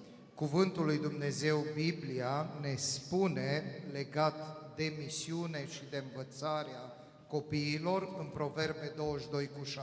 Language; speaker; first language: Romanian; non-native, fluent; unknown